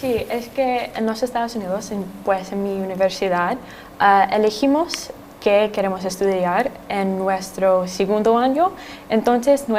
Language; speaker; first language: Spanish; non-native, fluent; English